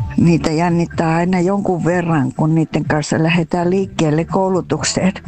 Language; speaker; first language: Finnish; native; Finnish